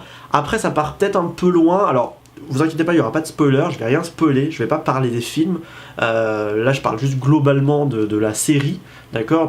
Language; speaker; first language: French; native; French